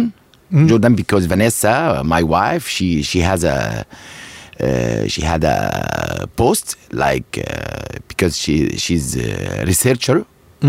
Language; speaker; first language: English; non-native, learner; Arabic